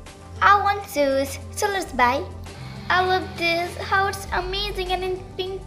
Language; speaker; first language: English; non-native, learner; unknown